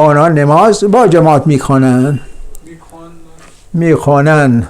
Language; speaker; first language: Persian; non-native, fluent; Urdu